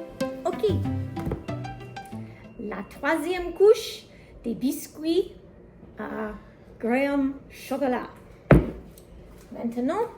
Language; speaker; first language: French; non-native, learner; English